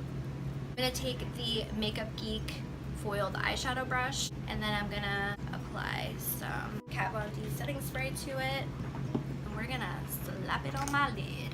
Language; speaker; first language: English; native; English